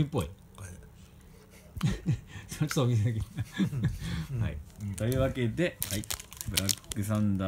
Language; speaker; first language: Japanese; native; Japanese